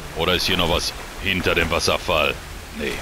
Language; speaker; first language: German; native; German